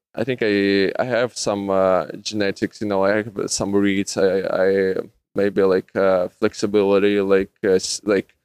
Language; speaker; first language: English; non-native, learner; Russian